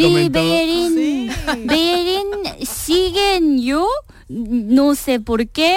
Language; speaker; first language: Spanish; non-native, learner; Korean